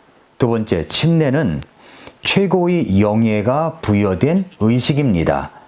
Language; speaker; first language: Korean; native; Korean